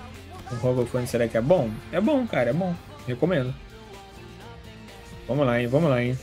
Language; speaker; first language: Portuguese; native; Portuguese